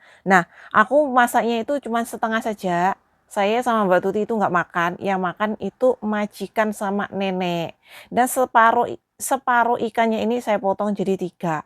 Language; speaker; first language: Indonesian; non-native, local second language; Javanese